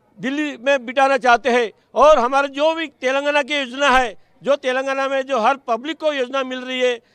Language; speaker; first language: Hindi; non-native, local second language; Marathi